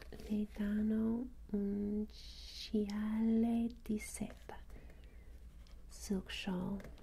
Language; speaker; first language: Italian; non-native, learner; English